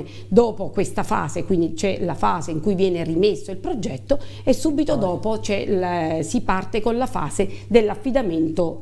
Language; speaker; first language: Italian; native; Italian